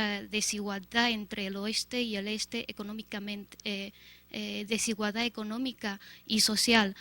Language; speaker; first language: Spanish; non-native, fluent; Chinese